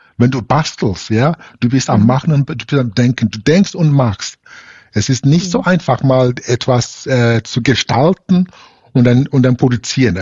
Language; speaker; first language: German; non-native, fluent; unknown